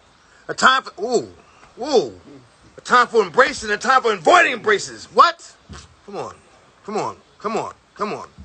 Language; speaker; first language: English; native; English